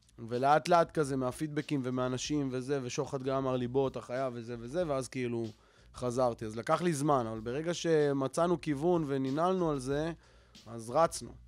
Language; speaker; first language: Hebrew; native; Hebrew